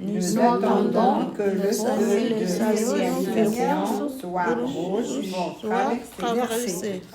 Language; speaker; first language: French; non-native, learner; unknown